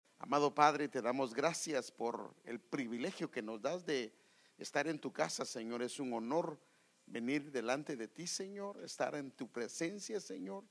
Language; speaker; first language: Spanish; native; Spanish